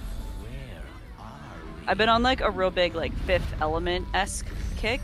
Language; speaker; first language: English; native; English